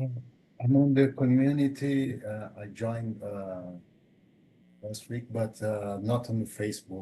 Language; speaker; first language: English; non-native, fluent; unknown